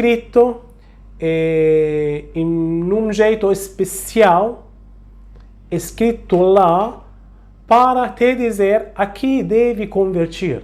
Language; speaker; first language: Portuguese; non-native, fluent; Arabic